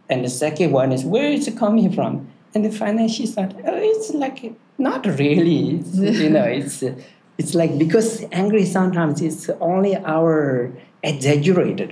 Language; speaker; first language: English; non-native, learner; Tibetan